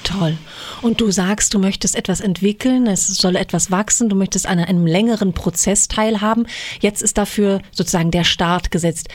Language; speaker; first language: German; native; German